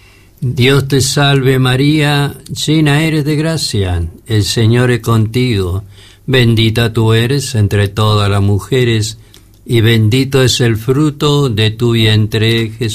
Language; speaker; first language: Spanish; native; Spanish